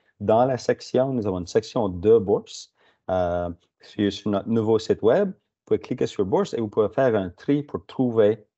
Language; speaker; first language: French; native; French